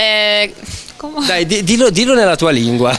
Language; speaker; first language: Italian; native; Italian